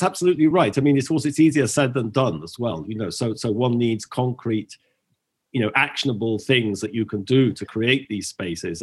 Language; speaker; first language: English; native; English